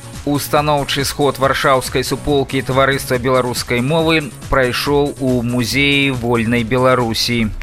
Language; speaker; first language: Belarusian; native; Belarusian